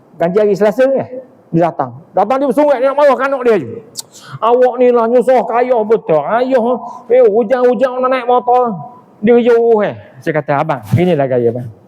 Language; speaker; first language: Malay; native; Malay